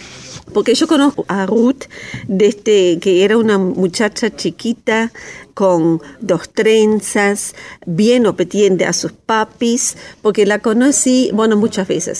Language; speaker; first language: Spanish; native; Spanish